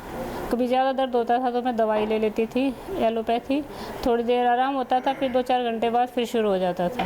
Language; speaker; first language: Hindi; native; Hindi